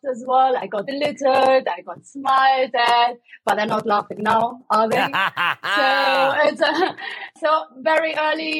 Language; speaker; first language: English; non-native, fluent; German